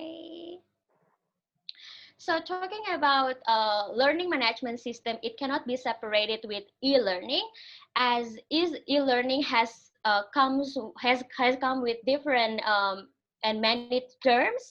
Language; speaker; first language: English; non-native, fluent; Indonesian